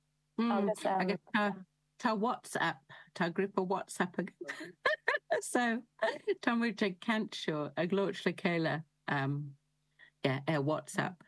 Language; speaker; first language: Irish; non-native, learner; English